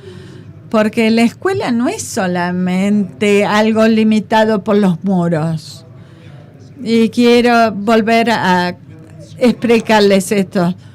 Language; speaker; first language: Spanish; non-native, fluent; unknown